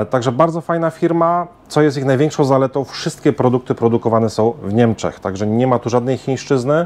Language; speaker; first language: Polish; native; Polish